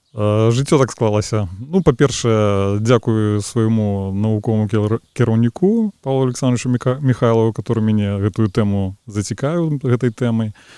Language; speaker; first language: Belarusian; native; Belarusian